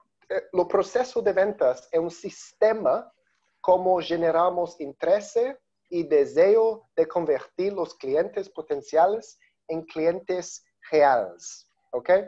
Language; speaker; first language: Spanish; non-native, learner; Portuguese